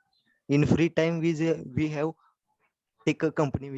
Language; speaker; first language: English; non-native, learner; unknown